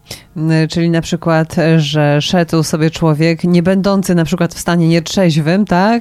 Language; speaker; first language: Polish; native; Polish